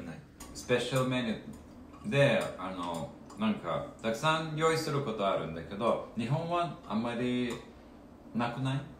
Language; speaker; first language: Japanese; non-native, fluent; Lithuanian